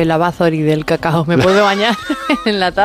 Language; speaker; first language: Spanish; native; Spanish